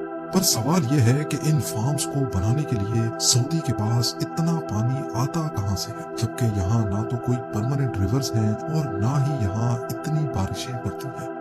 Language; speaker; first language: Urdu; native; Urdu